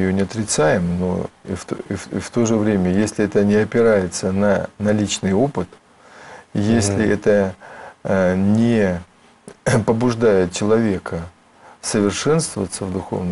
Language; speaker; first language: Russian; native; Russian